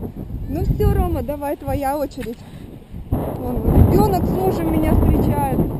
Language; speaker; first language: Russian; native; Russian